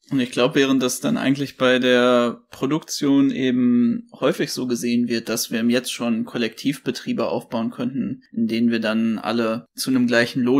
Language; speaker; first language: German; native; German